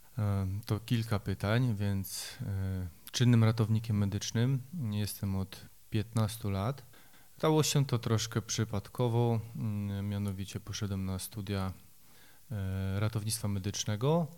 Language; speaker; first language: Polish; native; Polish